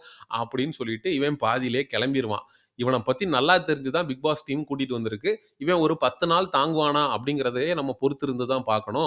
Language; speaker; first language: Tamil; native; Tamil